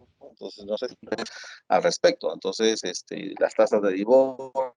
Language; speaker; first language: Spanish; native; Spanish